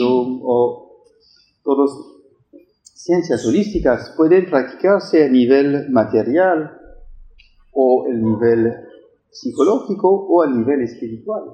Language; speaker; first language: Spanish; non-native, fluent; French